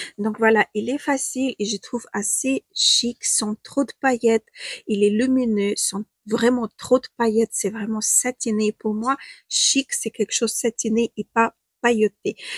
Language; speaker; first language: French; non-native, fluent; Ukrainian